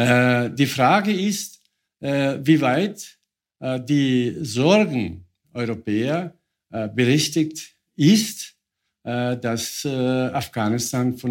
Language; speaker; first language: German; non-native, fluent; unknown